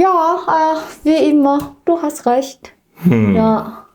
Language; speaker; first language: German; non-native, learner; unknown